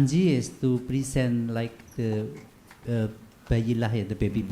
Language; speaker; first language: English; non-native, learner; Indonesian